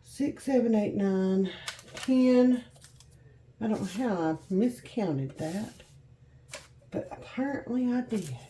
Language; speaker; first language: English; native; English